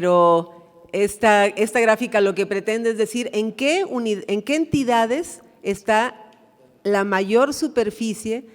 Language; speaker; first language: Spanish; native; Spanish